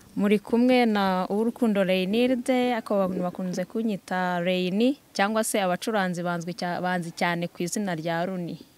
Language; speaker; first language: Kinyarwanda; native; Kinyarwanda